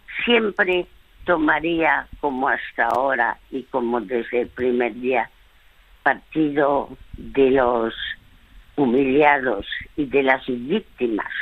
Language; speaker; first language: Spanish; early bilingual, other home language; French